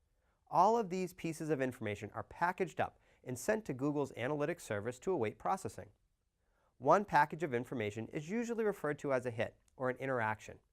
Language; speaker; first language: English; native; English